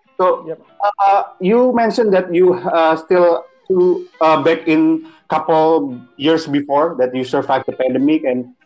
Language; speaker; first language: English; non-native, learner; Indonesian